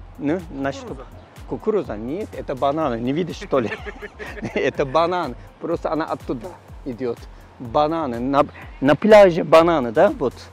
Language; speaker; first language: Russian; non-native, learner; Turkish